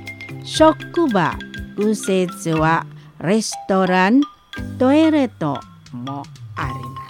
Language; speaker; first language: Japanese; non-native, learner; Indonesian